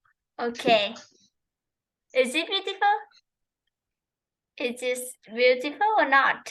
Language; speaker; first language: English; non-native, fluent; Vietnamese